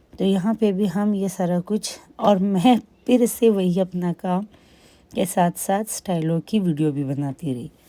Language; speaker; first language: Urdu; non-native, local second language; Pashto